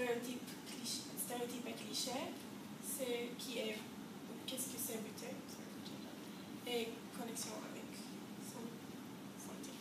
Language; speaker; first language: French; non-native, learner; English